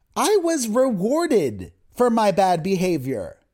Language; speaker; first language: English; native; English